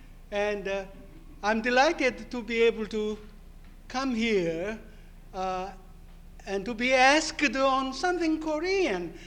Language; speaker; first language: English; non-native, fluent; Korean